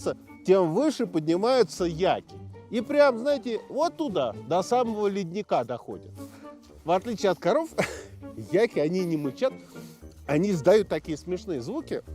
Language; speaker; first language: Russian; native; Russian